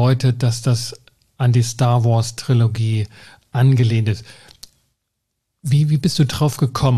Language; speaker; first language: German; native; German